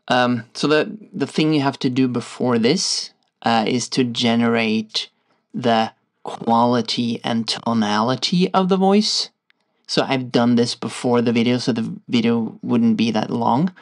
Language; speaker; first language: English; non-native, fluent; Norwegian